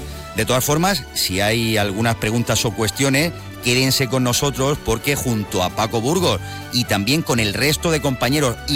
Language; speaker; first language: Spanish; native; Spanish